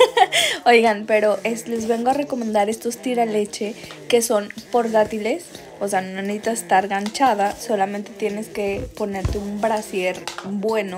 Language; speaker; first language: Spanish; native; Spanish